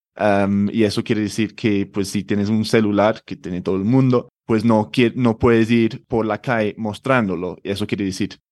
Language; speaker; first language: Spanish; non-native, fluent; English